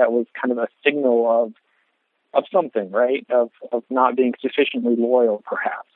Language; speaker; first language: English; native; English